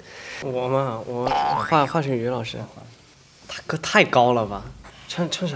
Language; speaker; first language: Chinese; native; Chinese